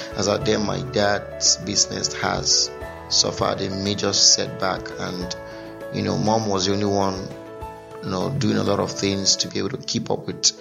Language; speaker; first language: English; non-native, local second language; Igbo